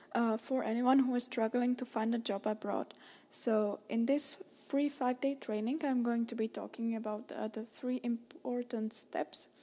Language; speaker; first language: English; non-native, fluent; Czech